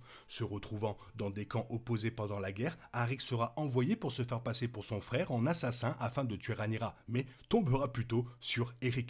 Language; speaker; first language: French; native; French